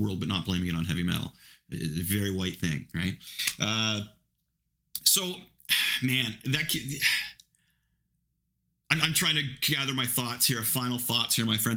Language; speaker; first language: English; native; English